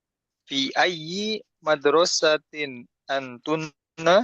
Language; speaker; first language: Arabic; non-native, learner; Indonesian